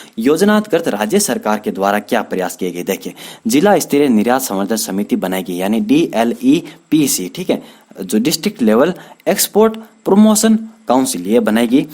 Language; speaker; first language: Hindi; native; Hindi